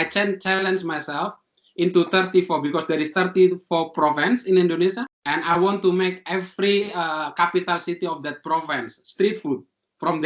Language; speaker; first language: English; non-native, fluent; Indonesian